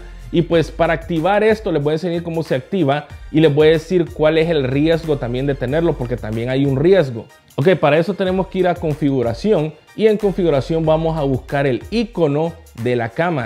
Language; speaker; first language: Spanish; native; Spanish